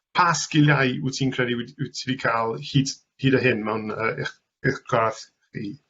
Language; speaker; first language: Welsh; non-native, local second language; English